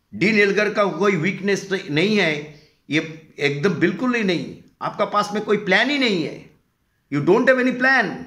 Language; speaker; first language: Hindi; non-native, local second language; Bangla